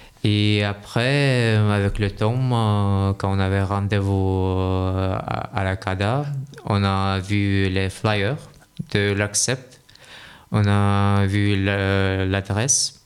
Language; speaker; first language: French; non-native, fluent; Russian